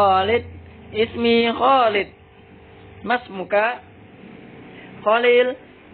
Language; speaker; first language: Arabic; non-native, fluent; Indonesian